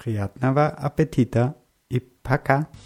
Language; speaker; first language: Russian; non-native, learner; German